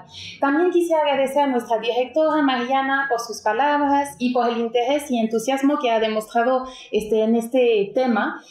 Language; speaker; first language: Spanish; native; Spanish